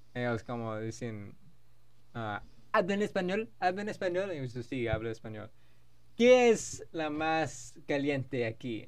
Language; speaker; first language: Spanish; early bilingual, heritage; English